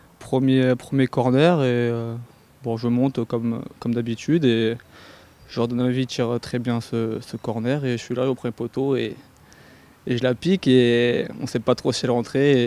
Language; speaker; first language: French; native; French